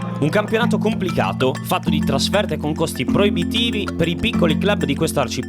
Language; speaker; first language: Italian; native; Italian